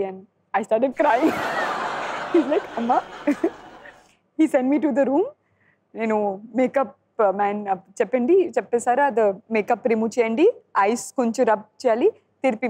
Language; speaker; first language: Telugu; non-native, learner; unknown